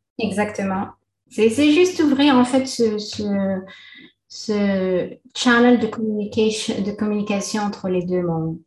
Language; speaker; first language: French; non-native, local second language; Arabic